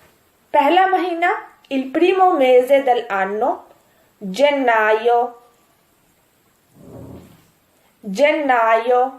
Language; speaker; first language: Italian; non-native, fluent; Urdu